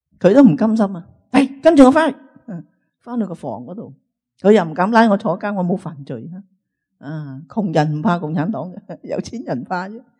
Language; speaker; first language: Cantonese; native; Cantonese